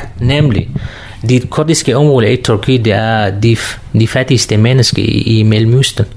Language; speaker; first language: Danish; non-native, learner; Kurdish